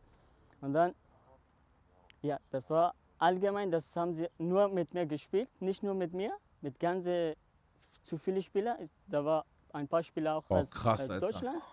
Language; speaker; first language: German; non-native, learner; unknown